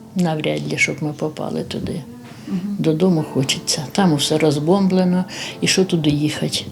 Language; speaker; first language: Ukrainian; native; Ukrainian